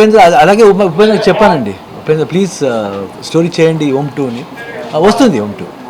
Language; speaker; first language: Telugu; non-native, learner; Kannada